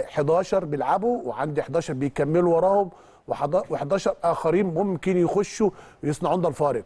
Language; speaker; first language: Arabic; native; Arabic